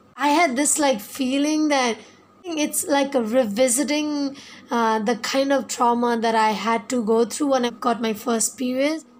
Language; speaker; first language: English; non-native, fluent; Burmese